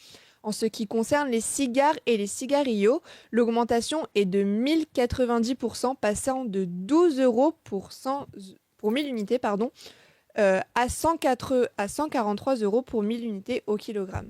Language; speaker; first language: French; native; French